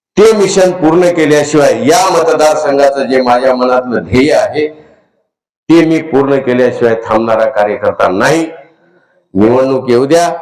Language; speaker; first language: Marathi; native; Marathi